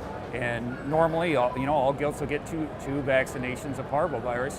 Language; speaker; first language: English; native; English